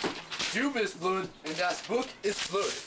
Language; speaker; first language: German; non-native, learner; English